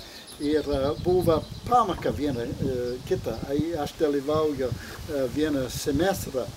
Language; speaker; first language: Lithuanian; non-native, learner; English